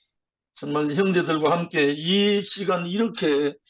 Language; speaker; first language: Korean; native; Korean